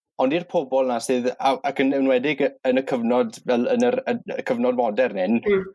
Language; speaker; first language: Welsh; native; Welsh